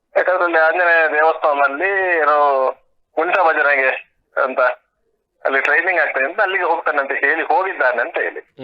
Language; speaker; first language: Kannada; native; Kannada